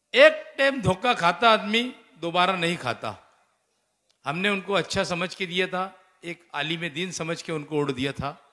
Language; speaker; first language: Hindi; non-native, local second language; Urdu